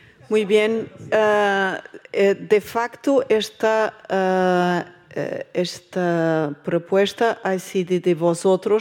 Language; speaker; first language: Spanish; non-native, fluent; Portuguese